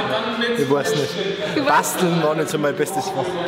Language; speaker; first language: German; native; German